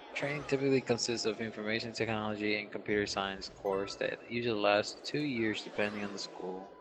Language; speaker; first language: English; early bilingual, other home language; Spanish